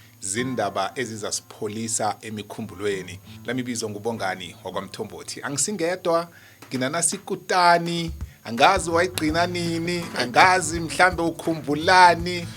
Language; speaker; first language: Zulu; non-native, local second language; South Ndebele